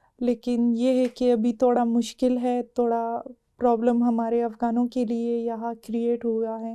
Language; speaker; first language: Urdu; non-native, fluent; Persian